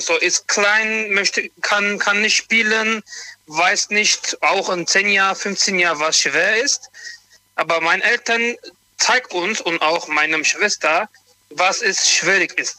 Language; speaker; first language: German; non-native, learner; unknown